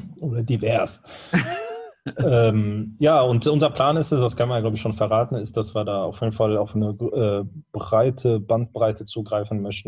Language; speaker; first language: German; native; German